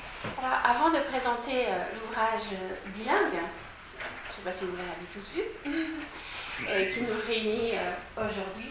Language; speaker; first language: French; native; French